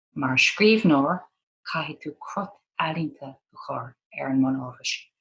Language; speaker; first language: Irish; non-native, local second language; English